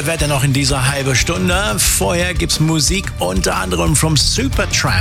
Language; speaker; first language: German; native; German